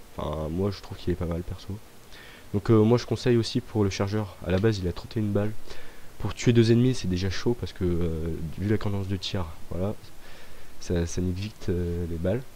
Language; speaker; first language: French; native; French